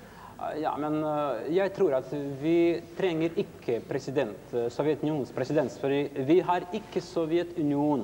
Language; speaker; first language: Swedish; non-native, learner; Russian